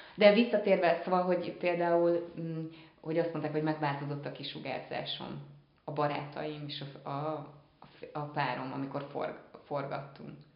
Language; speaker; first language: Hungarian; native; Hungarian